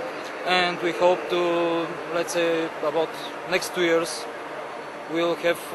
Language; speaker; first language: English; non-native, learner; Bulgarian